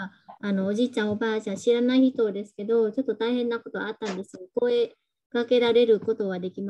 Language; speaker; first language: Japanese; non-native, fluent; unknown